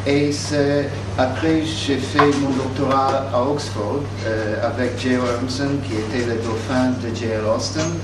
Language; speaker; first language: French; non-native, fluent; English